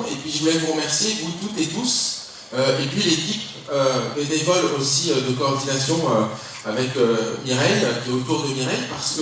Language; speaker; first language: French; native; French